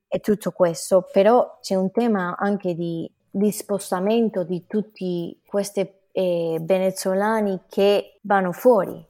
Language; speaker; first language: Italian; non-native, fluent; Spanish